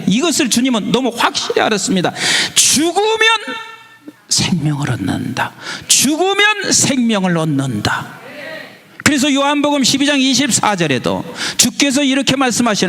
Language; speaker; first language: Korean; native; Korean